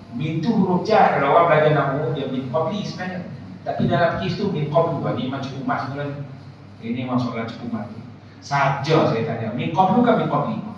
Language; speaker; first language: Malay; native; Malay